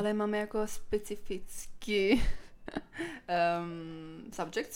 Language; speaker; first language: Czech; non-native, learner; Italian